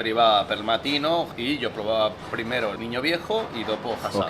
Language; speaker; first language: Italian; non-native, learner; Spanish